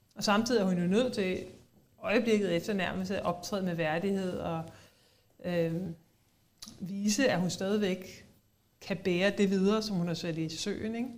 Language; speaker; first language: Danish; native; Danish